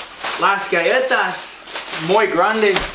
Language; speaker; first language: Spanish; non-native, learner; English